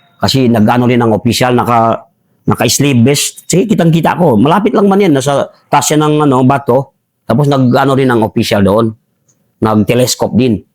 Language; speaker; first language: Filipino; non-native, local second language; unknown